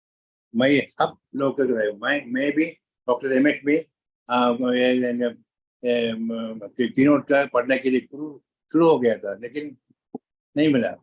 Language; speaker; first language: Hindi; non-native, local second language; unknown